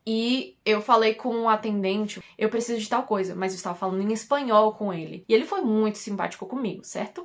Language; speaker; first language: Portuguese; native; Portuguese